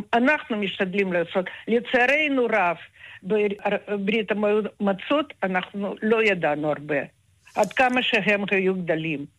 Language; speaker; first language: Hebrew; non-native, fluent; Russian